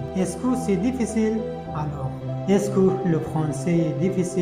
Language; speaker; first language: French; non-native, fluent; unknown